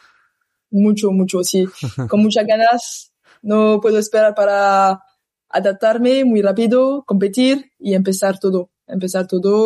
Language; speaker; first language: Spanish; non-native, learner; French